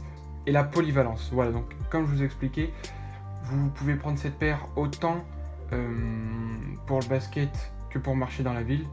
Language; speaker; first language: French; native; French